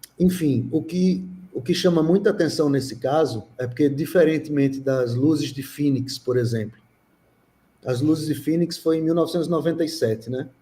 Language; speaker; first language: Portuguese; native; Portuguese